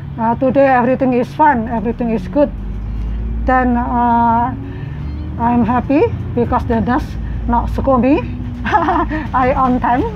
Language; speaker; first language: English; non-native, learner; Indonesian